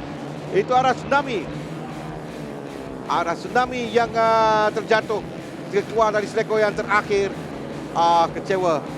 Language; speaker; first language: Malay; native; Malay